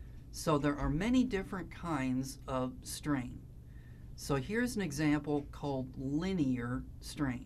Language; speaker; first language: English; native; English